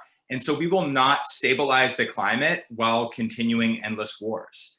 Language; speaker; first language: English; native; English